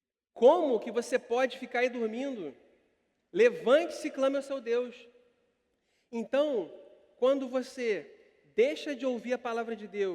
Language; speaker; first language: Portuguese; native; Portuguese